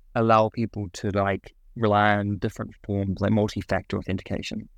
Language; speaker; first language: English; native; English